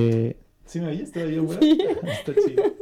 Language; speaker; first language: Spanish; native; Spanish